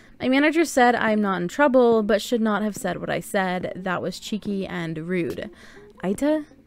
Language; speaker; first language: English; native; English